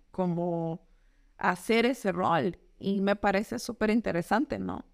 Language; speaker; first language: Spanish; native; Spanish